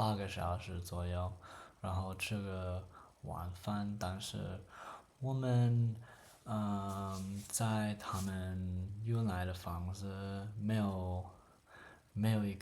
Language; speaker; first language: Chinese; non-native, learner; English